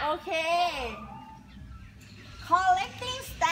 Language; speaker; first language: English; non-native, learner; Thai